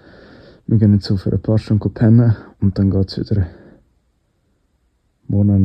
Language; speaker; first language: German; native; German